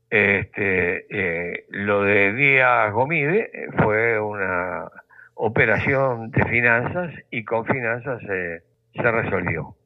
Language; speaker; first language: Spanish; native; Spanish